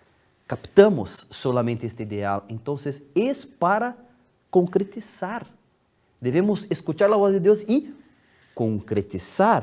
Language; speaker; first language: Spanish; non-native, fluent; Portuguese